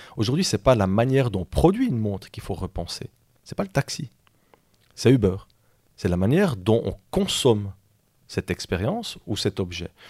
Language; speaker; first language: French; native; French